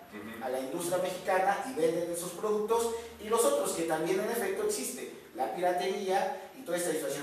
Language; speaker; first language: Spanish; native; Spanish